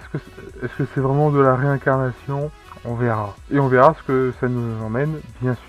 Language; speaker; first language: French; native; French